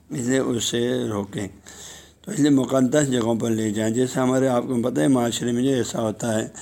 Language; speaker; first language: Urdu; non-native, local second language; Balti